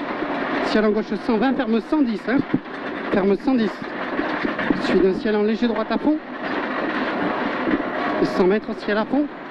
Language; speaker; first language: French; native; French